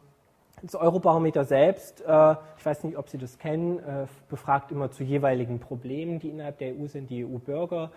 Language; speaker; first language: German; native; German